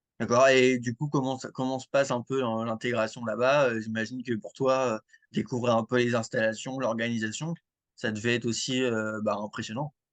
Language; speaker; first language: French; native; French